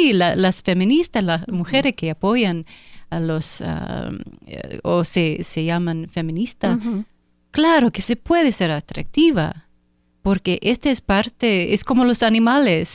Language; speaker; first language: Spanish; non-native, fluent; English